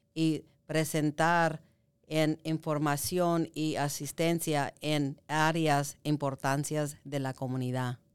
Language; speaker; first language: Spanish; early bilingual, heritage; Spanish